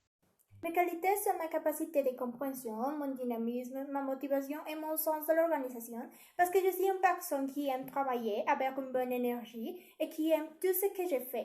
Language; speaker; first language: French; non-native, learner; Spanish